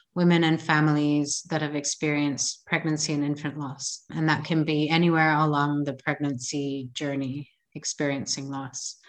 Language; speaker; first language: English; native; English